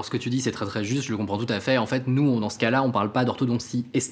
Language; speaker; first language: French; native; French